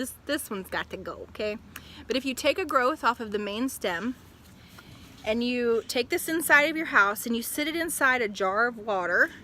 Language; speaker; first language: English; native; English